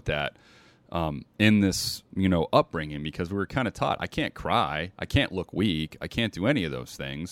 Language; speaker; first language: English; native; English